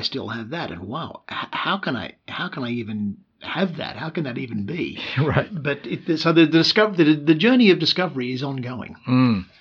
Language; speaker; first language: English; native; English